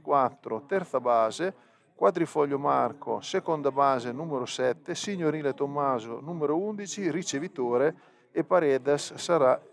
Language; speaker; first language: Italian; native; Italian